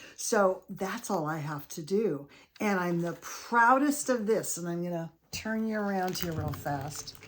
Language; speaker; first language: English; native; English